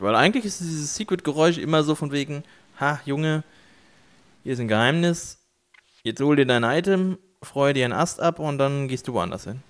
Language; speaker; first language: German; native; German